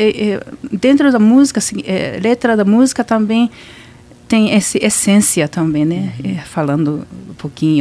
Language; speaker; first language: Portuguese; non-native, learner; Japanese